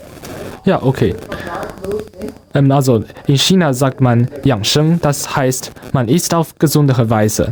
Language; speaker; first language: German; non-native, learner; Chinese